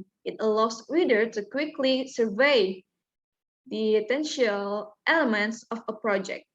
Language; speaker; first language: English; non-native, learner; Indonesian